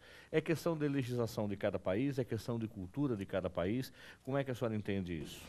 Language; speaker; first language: Portuguese; native; Portuguese